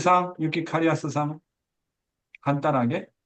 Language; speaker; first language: Korean; native; Korean